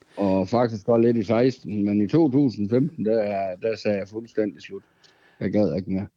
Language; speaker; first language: Danish; native; Danish